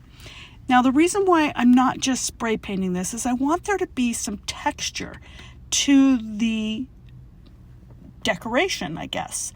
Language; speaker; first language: English; native; English